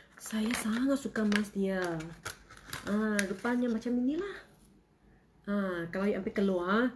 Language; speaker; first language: Malay; non-native, local second language; Chinese